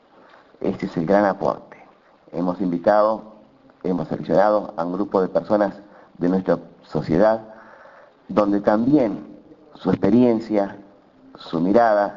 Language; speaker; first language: Spanish; native; Spanish